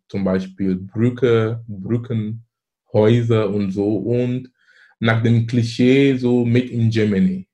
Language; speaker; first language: German; non-native, fluent; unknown